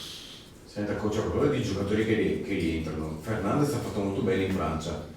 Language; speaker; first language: Italian; native; Italian